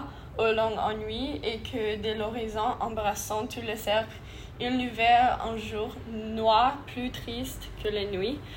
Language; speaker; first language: French; non-native, learner; English